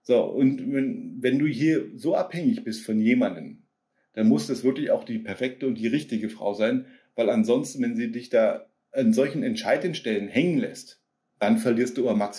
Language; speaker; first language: German; native; German